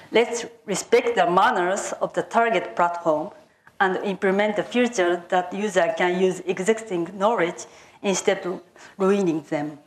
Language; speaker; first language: English; non-native, fluent; Japanese